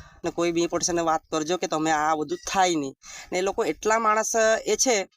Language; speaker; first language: Gujarati; native; Gujarati